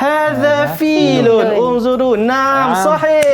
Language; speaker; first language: Arabic; non-native, fluent; Malay